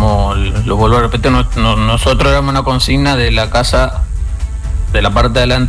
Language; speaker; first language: Spanish; native; Spanish